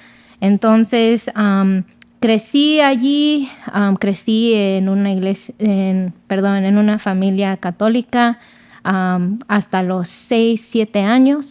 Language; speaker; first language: Spanish; early bilingual, other home language; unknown